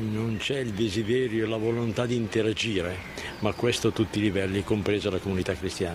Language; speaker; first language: Italian; native; Italian